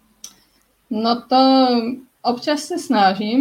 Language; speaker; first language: Czech; non-native, learner; Polish